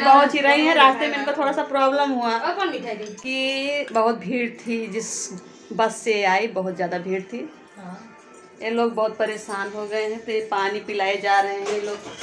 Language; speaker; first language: Hindi; native; Hindi